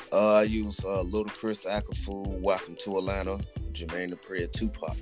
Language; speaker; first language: English; native; English